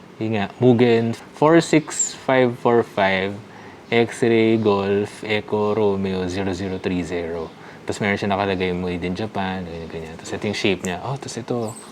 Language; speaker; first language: Filipino; native; Filipino